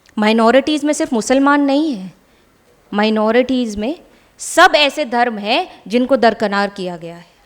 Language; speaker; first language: Hindi; native; Hindi